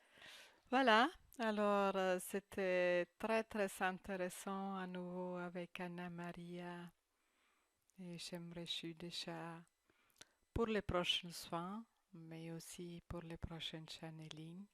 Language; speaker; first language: French; non-native, fluent; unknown